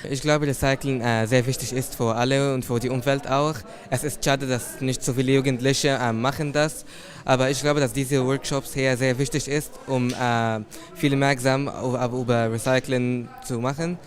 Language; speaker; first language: German; non-native, learner; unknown